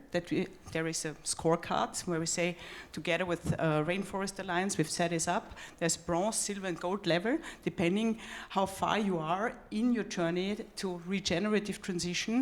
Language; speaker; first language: English; non-native, fluent; German